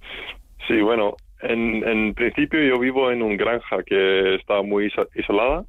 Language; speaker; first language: Spanish; non-native, learner; Icelandic